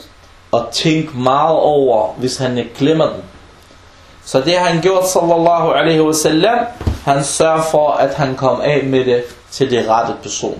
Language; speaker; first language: Danish; early bilingual, other home language; Arabic